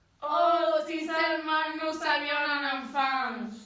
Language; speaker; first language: French; non-native, learner; Spanish